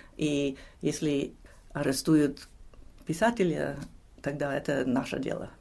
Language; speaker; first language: Russian; non-native, fluent; English